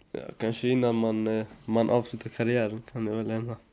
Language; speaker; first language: Swedish; native; Swedish